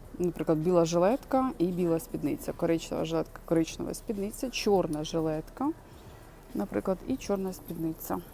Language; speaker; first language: Ukrainian; non-native, local second language; Russian